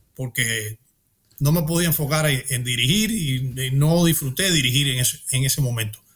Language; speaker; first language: Spanish; early bilingual, heritage; Spanish